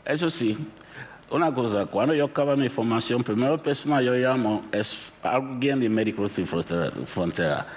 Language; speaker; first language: Spanish; non-native, learner; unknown